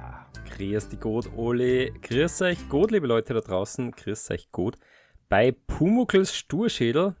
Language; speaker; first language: German; native; German